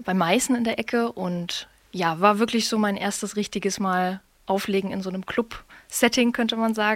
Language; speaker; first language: German; native; German